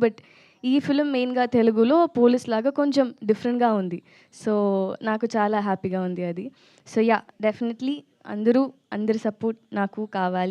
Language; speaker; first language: Telugu; non-native, learner; Tamil